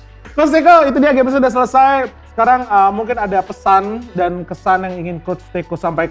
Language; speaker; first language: Indonesian; native; Indonesian